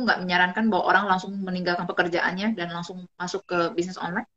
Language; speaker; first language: Indonesian; native; Indonesian